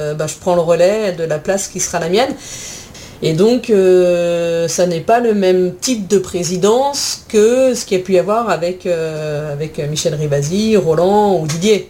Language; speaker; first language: French; native; French